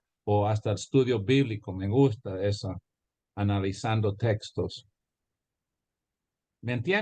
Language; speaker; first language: Spanish; early bilingual, heritage; Spanish